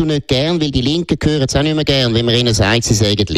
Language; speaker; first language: German; native; German